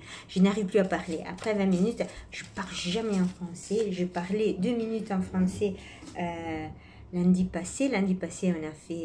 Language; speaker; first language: French; non-native, fluent; Italian